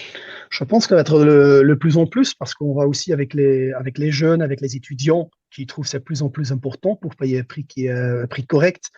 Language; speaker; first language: French; non-native, local second language; Dutch